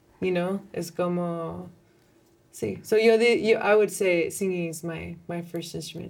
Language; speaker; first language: English; early bilingual, other home language; Spanish